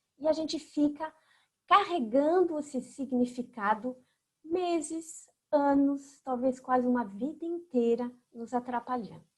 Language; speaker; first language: Portuguese; non-native, fluent; French